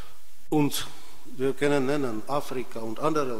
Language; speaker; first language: German; non-native, fluent; Polish